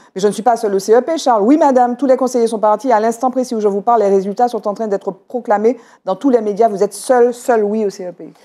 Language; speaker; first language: French; native; French